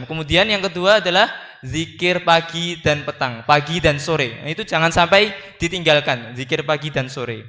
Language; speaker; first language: Indonesian; native; Indonesian